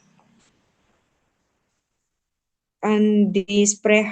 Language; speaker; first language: German; non-native, learner; Indonesian